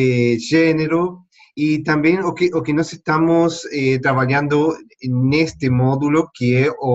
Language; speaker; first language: Portuguese; non-native, fluent; Spanish